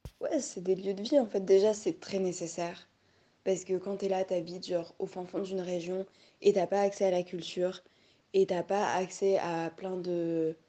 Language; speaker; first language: French; native; French